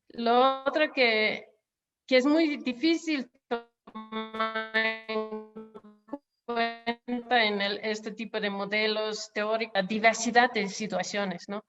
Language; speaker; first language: Spanish; non-native, fluent; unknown